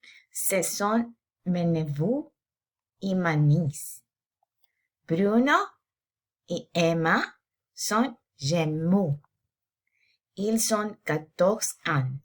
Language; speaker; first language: French; non-native, learner; English